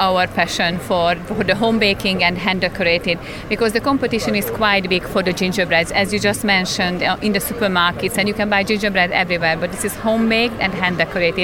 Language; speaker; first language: English; non-native, fluent; Hungarian